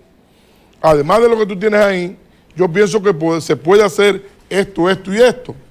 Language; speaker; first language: Spanish; native; Spanish